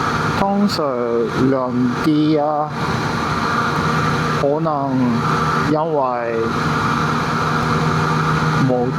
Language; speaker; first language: Chinese; non-native, learner; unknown